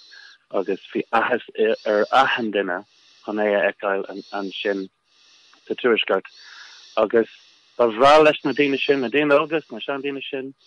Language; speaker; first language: Irish; non-native, local second language; English